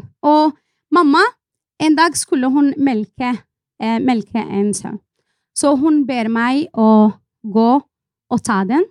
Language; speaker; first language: Norwegian; non-native, fluent; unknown